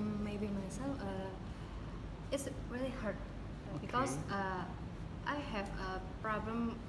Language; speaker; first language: English; non-native, learner; Indonesian